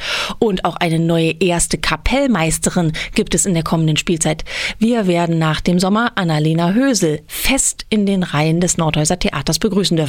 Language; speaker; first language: German; native; German